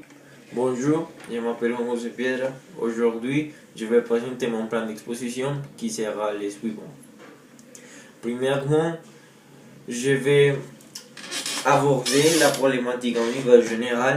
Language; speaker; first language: French; non-native, learner; Spanish